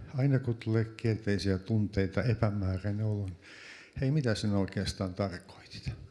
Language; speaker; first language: Finnish; native; Finnish